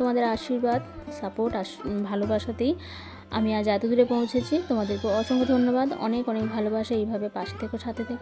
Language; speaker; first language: Bangla; native; Bangla